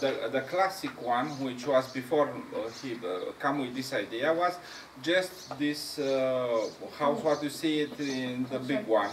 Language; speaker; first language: English; non-native, learner; Romanian